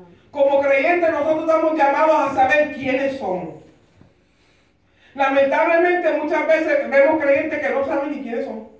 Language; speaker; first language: Spanish; early bilingual, heritage; Spanish